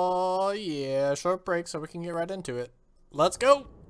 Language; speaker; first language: English; native; English